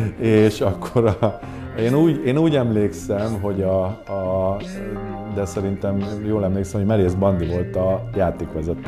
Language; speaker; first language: Hungarian; native; Hungarian